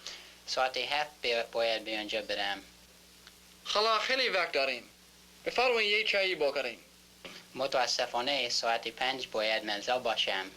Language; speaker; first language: Persian; non-native, learner; English